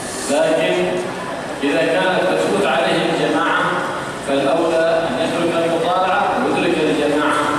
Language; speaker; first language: Arabic; native; Arabic